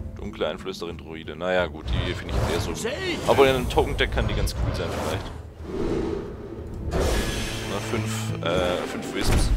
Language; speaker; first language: German; native; German